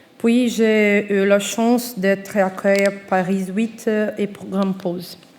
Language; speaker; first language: French; non-native, fluent; Portuguese